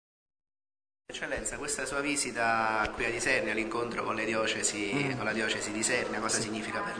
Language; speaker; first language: Italian; native; Italian